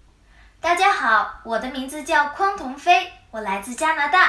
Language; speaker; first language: Chinese; early bilingual, heritage; Chinese